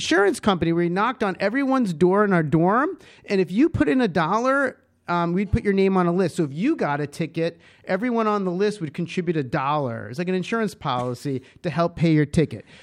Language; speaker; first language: English; native; English